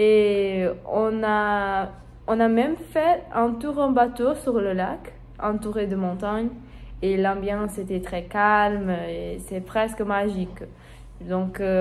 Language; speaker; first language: French; non-native, learner; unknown